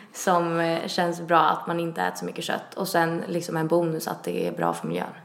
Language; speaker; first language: Swedish; early bilingual, other home language; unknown